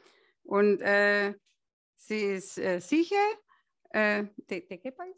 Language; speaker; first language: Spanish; non-native, fluent; German